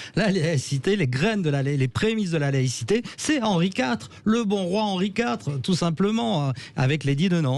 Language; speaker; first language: French; native; French